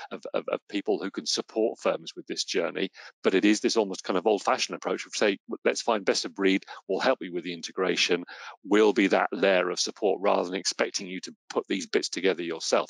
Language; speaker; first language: English; native; English